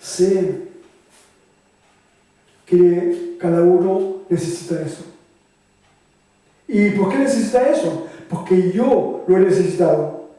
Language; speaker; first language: Spanish; non-native, fluent; French